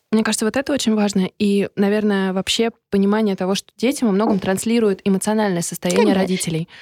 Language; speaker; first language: Russian; native; Russian